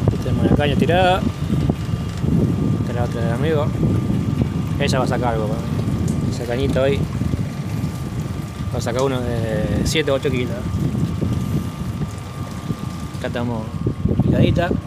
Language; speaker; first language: Spanish; native; Spanish